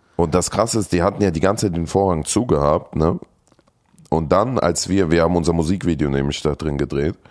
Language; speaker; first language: German; early bilingual, other home language; Russian